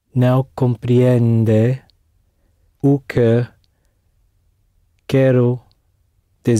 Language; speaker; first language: Portuguese; non-native, learner; English